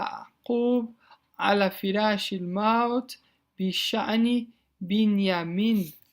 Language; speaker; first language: Arabic; non-native, fluent; Portuguese